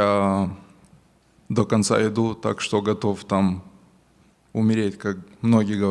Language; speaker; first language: Russian; non-native, local second language; Romanian